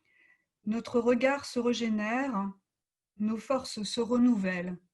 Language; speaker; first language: French; native; French